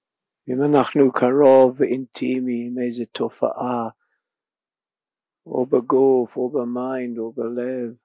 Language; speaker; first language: Hebrew; non-native, fluent; English